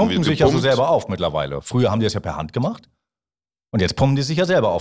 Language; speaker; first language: German; native; German